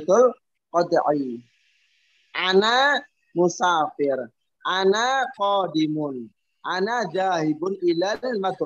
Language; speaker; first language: Arabic; non-native, fluent; Indonesian